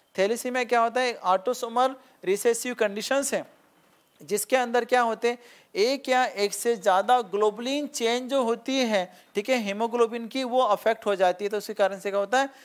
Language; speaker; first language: Hindi; non-native, local second language; Marathi